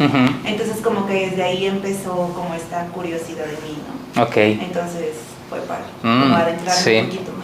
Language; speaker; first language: Spanish; native; Spanish